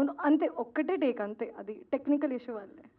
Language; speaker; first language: Telugu; non-native, learner; Hindi